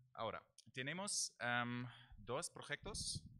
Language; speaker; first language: Spanish; non-native, learner; German